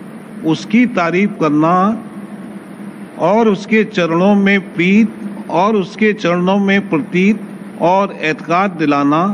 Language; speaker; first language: Hindi; native; Hindi